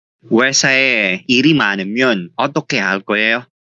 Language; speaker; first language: Korean; non-native, fluent; Filipino